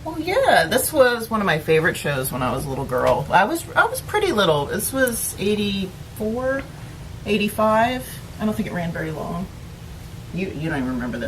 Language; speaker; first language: English; native; English